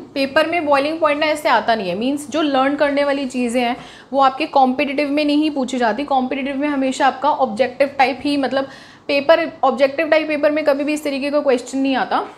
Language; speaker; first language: Hindi; native; Hindi